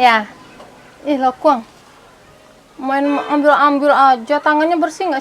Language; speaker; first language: Indonesian; native; Indonesian